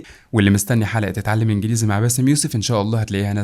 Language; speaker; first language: Arabic; native; Arabic